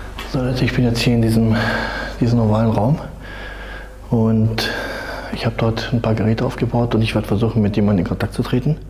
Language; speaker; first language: German; native; German